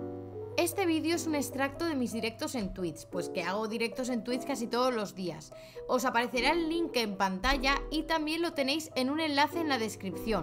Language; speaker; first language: Spanish; native; Spanish